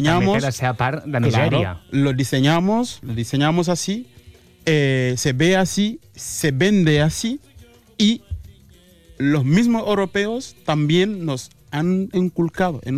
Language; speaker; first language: Spanish; non-native, fluent; Wolof